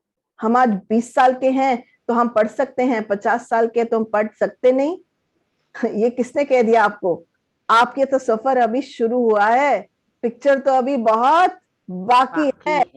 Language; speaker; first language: Hindi; native; Hindi